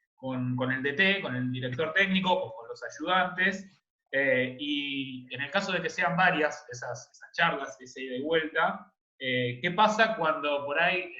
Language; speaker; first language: Spanish; native; Spanish